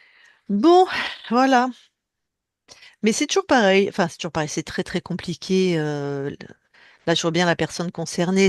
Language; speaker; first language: French; native; French